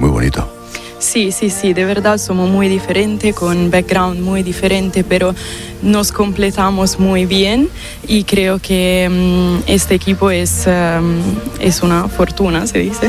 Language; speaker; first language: Spanish; non-native, fluent; Italian